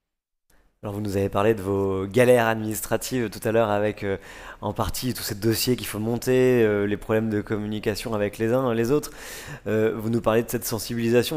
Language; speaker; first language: French; native; French